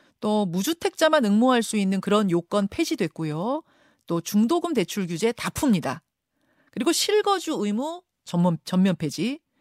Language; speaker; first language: Korean; native; Korean